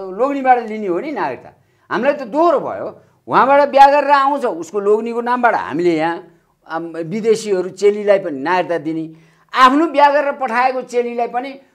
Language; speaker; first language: Nepali; native; Nepali